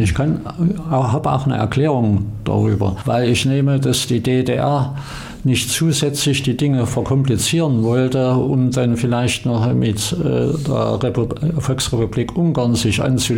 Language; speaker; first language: German; native; German